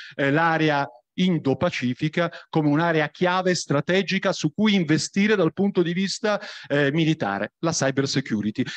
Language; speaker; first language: Italian; native; Italian